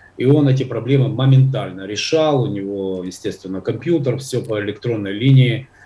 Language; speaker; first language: Russian; non-native, local second language; Ukrainian